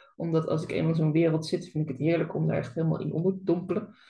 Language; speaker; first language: Dutch; native; Dutch